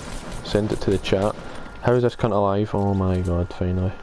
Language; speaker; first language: English; native; English